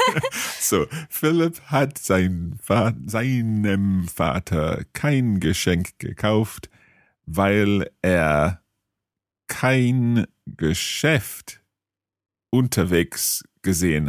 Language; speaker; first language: German; non-native, learner; English